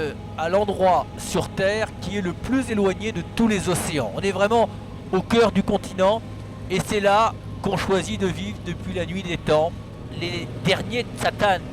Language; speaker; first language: French; native; French